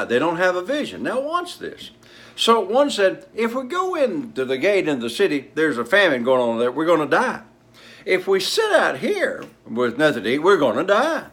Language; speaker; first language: English; native; English